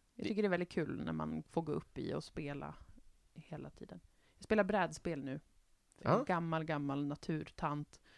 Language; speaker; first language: Swedish; native; Swedish